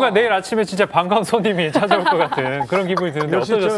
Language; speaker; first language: Korean; native; Korean